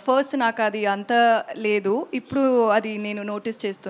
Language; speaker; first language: Telugu; non-native, learner; Tamil